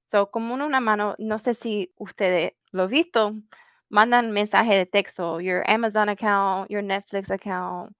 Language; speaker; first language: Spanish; early bilingual, heritage; Spanish